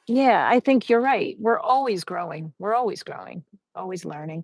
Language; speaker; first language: English; native; English